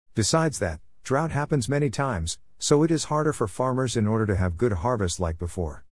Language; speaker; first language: English; non-native, fluent; Vietnamese